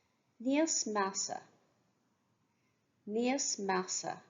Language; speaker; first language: Irish; non-native, local second language; English